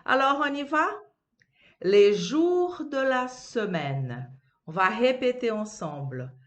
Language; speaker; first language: French; non-native, fluent; Portuguese